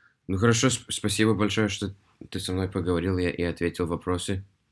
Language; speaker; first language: Russian; early bilingual, heritage; Russian